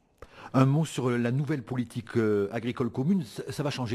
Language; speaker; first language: French; native; French